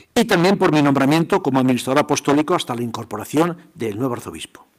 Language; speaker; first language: Spanish; native; Spanish